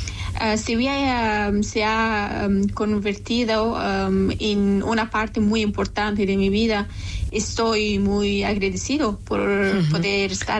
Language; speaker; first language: Spanish; non-native, local second language; Persian